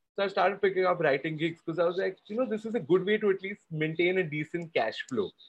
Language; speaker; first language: English; non-native, local second language; Gujarati